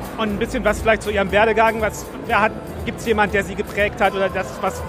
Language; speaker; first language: German; native; German